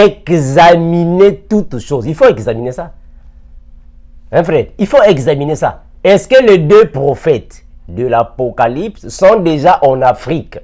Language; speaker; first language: French; non-native, local second language; Lingala